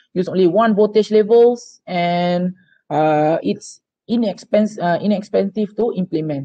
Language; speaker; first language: English; non-native, local second language; Malay